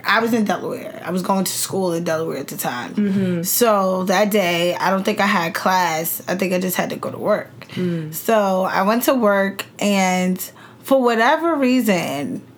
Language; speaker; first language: English; native; English